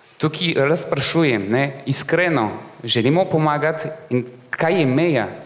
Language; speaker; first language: Slovenian; non-native, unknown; French